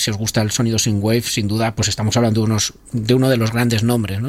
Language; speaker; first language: Spanish; native; Spanish